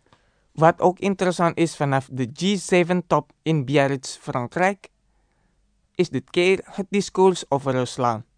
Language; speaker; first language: Dutch; non-native, fluent; Indonesian